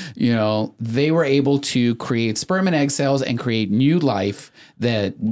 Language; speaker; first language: English; early bilingual, other home language; Spanish